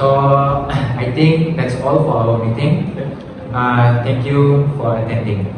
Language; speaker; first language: English; non-native, fluent; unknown